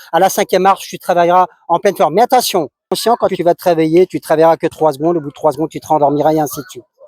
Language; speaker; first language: French; native; French